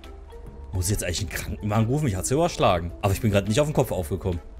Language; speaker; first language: German; native; German